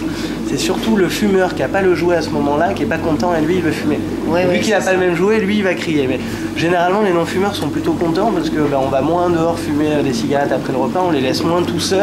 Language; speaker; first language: French; native; French